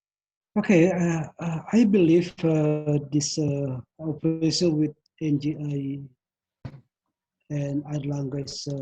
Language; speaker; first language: English; non-native, learner; Indonesian